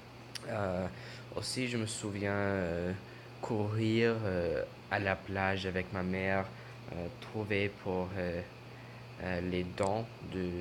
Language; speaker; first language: French; non-native, learner; English